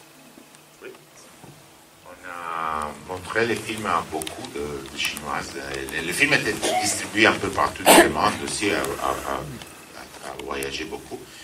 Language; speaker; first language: French; non-native, fluent; Italian